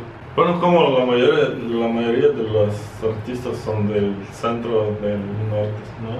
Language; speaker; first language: Spanish; non-native, fluent; Russian